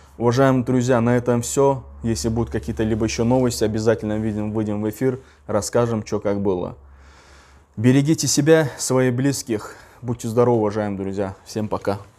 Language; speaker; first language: Russian; non-native, local second language; Uzbek